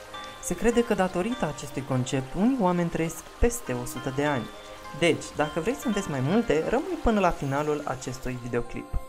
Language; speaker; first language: Romanian; native; Romanian